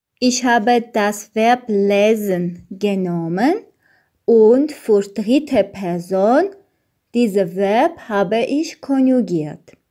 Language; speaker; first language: German; non-native, learner; Armenian